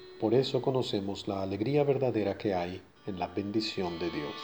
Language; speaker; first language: Spanish; native; Spanish